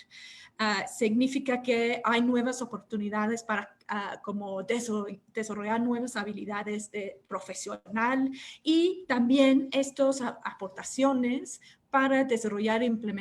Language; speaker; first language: Spanish; non-native, fluent; English